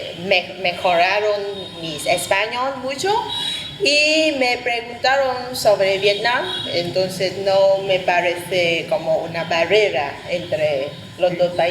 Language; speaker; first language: Spanish; non-native, fluent; Vietnamese